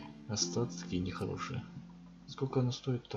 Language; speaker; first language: Russian; native; Russian